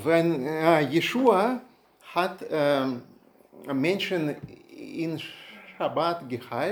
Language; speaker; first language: German; non-native, learner; Russian